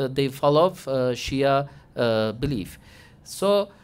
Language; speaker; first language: English; non-native, fluent; Turkish